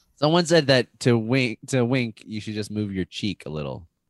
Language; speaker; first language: English; native; English